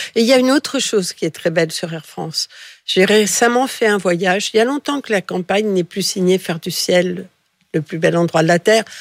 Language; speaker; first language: French; early bilingual, other home language; Catalan